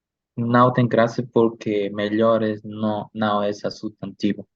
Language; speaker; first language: Portuguese; non-native, learner; Spanish